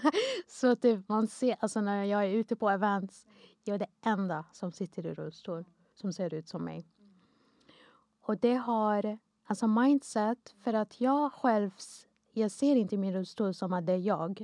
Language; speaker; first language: Swedish; non-native, fluent; Arabic